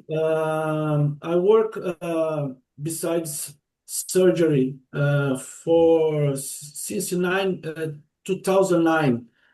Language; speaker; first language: English; non-native, learner; Portuguese